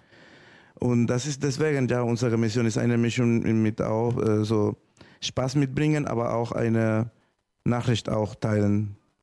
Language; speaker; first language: German; non-native, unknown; Spanish